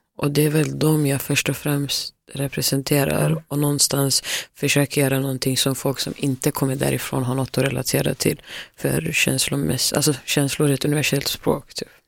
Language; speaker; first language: Swedish; early bilingual, other home language; Somali